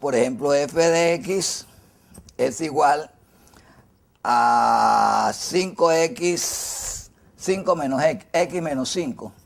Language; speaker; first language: Spanish; native; Spanish